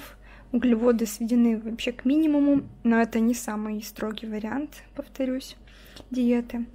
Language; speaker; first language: Russian; native; Russian